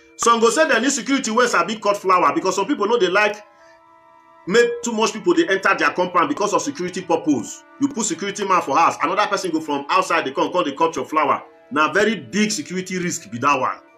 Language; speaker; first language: Nigerian Pidgin; non-native, local second language; Bini